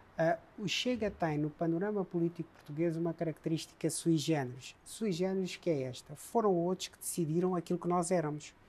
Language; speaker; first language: Portuguese; native; Portuguese